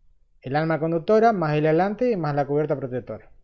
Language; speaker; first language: Spanish; native; Spanish